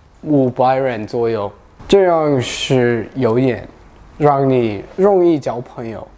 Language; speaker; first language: Chinese; non-native, learner; English